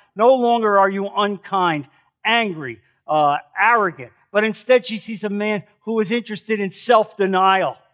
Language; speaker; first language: English; native; English